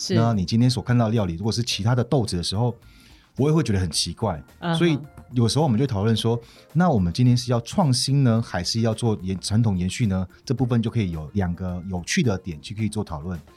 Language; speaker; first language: Chinese; native; Chinese